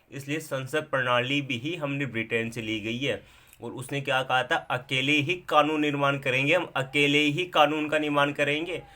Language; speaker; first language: Hindi; native; Hindi